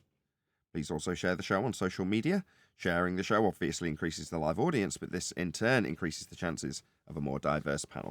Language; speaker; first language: English; native; English